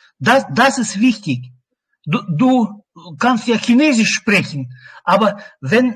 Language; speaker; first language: German; non-native, learner; Russian